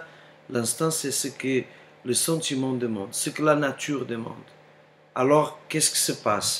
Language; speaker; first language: French; non-native, fluent; Portuguese